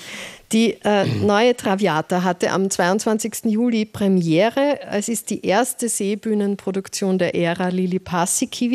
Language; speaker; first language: German; native; German